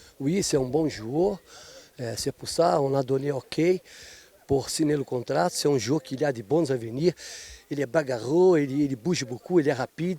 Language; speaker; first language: French; non-native, fluent; Portuguese